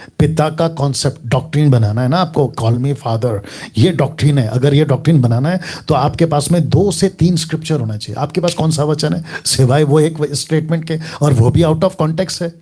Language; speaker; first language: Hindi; native; Hindi